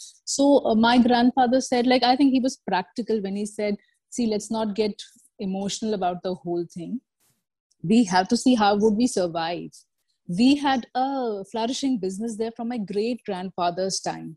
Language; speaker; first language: English; non-native, local second language; Kashmiri